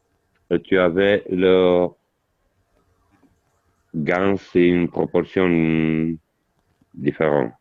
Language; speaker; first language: French; non-native, learner; Italian